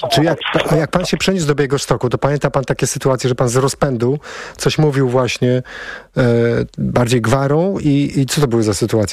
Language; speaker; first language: Polish; native; Polish